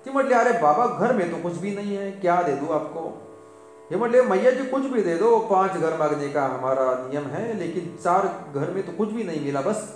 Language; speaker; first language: Hindi; non-native, local second language; Marathi